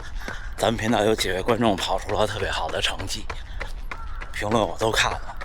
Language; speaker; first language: Chinese; native; Chinese